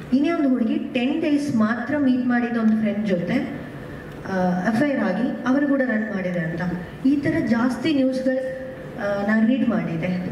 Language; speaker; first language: Kannada; non-native, learner; Malayalam